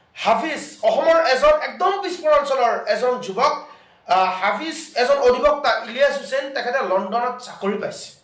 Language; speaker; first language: Assamese; non-native, local second language; Bangla